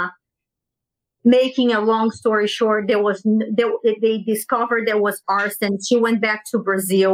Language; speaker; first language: English; non-native, fluent; Portuguese